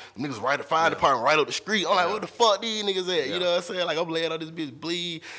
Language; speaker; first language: English; native; English